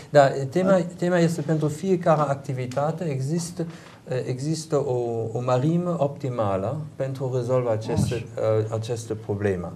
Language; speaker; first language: Romanian; non-native, learner; German